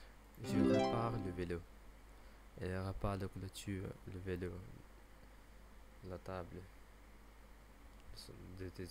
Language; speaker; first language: French; non-native, learner; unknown